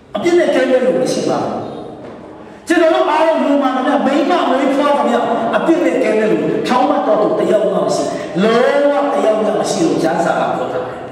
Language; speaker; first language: Burmese; non-native, local second language; Tedim Chin